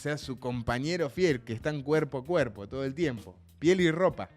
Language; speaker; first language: Spanish; native; Spanish